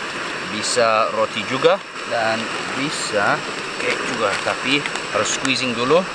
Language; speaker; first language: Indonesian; non-native, learner; English